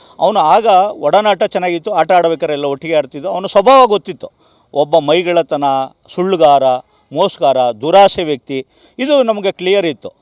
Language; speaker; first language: Kannada; native; Kannada